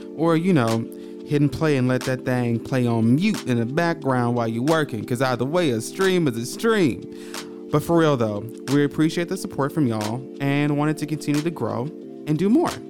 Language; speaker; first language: English; native; English